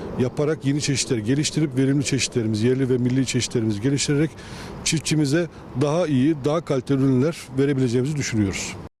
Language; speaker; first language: Turkish; native; Turkish